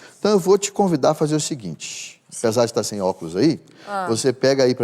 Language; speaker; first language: Portuguese; native; Portuguese